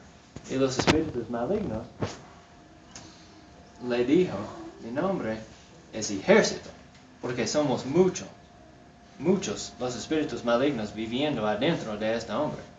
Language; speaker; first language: Spanish; non-native, fluent; English